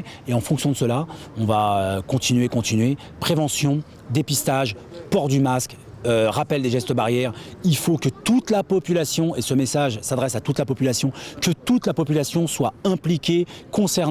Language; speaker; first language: French; native; French